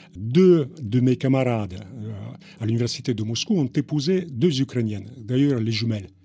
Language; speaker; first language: French; non-native, fluent; Russian